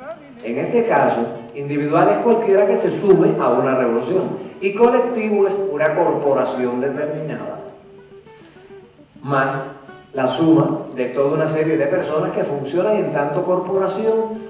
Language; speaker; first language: Spanish; native; Spanish